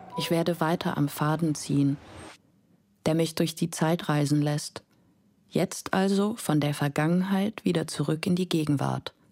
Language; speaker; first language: German; non-native, fluent; Lithuanian